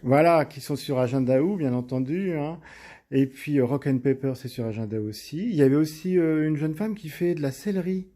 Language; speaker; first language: French; native; French